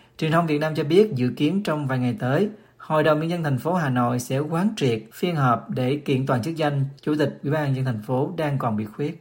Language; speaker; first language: Vietnamese; native; Vietnamese